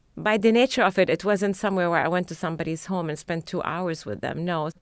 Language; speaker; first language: English; non-native, fluent; Arabic